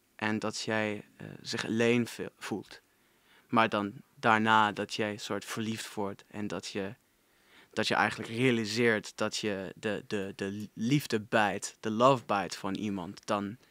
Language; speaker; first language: Dutch; non-native, fluent; English